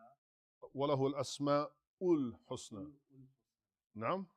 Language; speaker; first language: Arabic; non-native, fluent; English